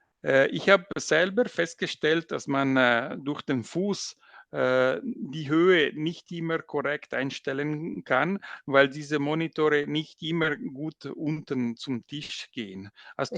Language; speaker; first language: German; non-native, local second language; French